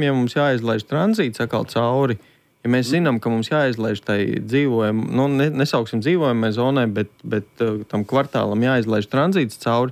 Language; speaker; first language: Latvian; native; Latvian